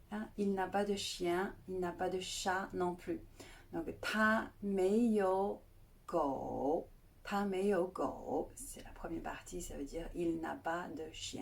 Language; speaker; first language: French; non-native, fluent; Chinese